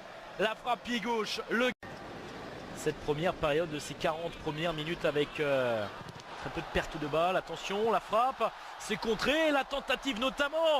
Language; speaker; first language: French; native; French